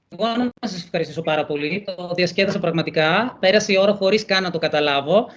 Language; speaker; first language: Greek; native; Greek